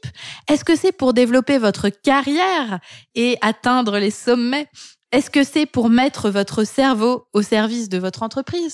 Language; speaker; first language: French; native; French